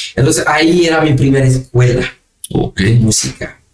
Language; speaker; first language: Spanish; non-native, fluent; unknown